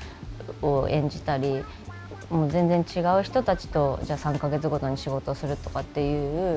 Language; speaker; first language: Japanese; native; Japanese